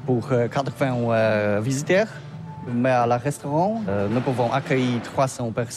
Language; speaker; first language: French; non-native, learner; Polish